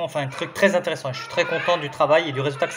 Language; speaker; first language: French; native; French